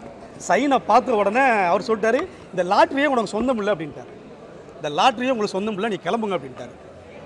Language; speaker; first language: Tamil; native; Tamil